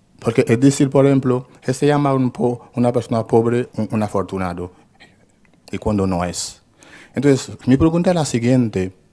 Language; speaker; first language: Spanish; non-native, fluent; Haitian Creole